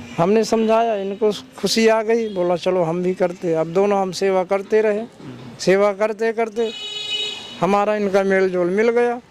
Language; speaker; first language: Hindi; native; Hindi